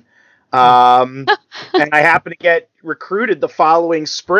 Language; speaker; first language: English; native; English